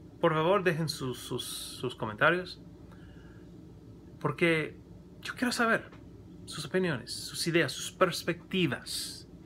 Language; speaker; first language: Spanish; non-native, learner; English